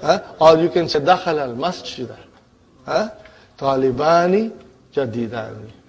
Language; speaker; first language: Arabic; non-native, fluent; English